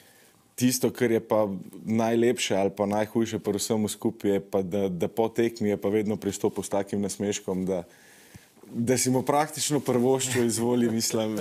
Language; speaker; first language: Slovenian; native; Slovenian